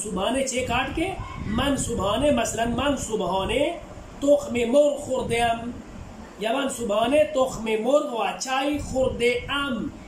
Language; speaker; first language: Persian; non-native, fluent; Urdu